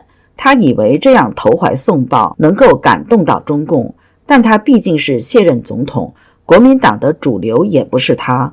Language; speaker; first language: Chinese; native; Chinese